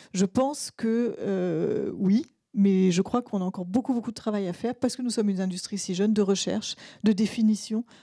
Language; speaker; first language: French; native; French